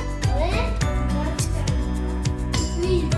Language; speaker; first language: French; early bilingual, other home language; Hmong